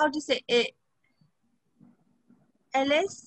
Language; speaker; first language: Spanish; non-native, learner; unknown